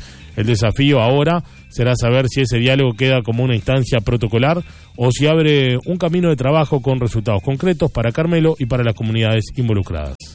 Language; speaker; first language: Spanish; native; Spanish